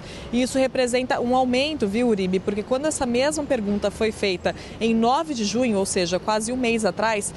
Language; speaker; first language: Portuguese; native; Portuguese